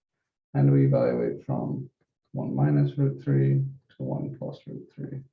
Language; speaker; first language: English; native; English